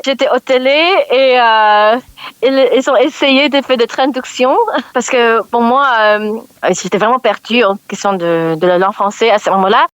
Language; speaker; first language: French; non-native, learner; English